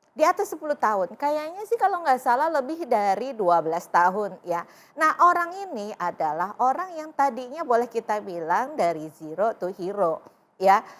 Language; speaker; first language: Indonesian; native; Indonesian